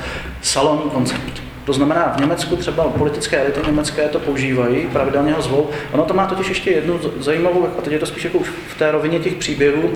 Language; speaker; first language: Czech; native; Czech